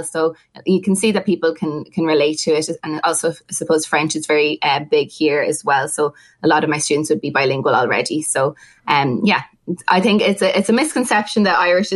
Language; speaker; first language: English; native; English